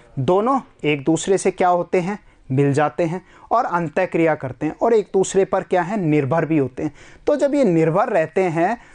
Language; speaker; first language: Hindi; native; Hindi